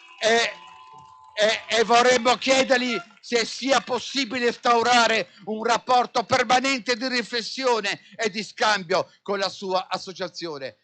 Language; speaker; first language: Italian; native; Italian